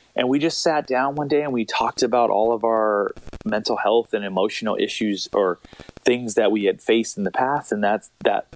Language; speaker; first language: English; native; English